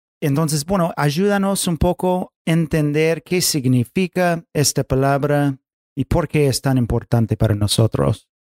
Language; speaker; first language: Spanish; non-native, fluent; English